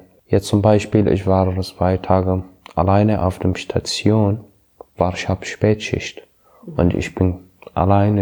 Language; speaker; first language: German; non-native, learner; Arabic